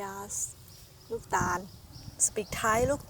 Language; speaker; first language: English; non-native, learner; Thai